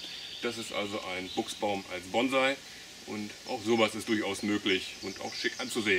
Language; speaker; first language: German; native; German